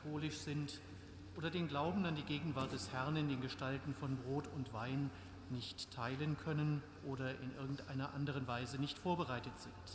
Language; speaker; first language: German; native; German